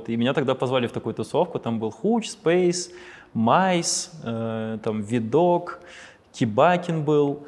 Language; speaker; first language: Russian; native; Russian